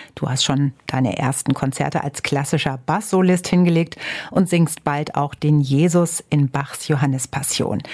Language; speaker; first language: German; native; German